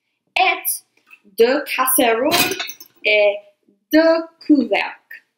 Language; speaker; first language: French; non-native, learner; English